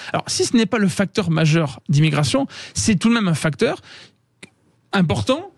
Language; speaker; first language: French; native; French